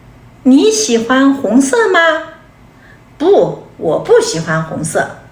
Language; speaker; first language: Chinese; non-native, fluent; Kazakh